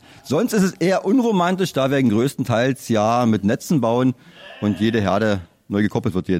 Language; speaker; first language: German; native; German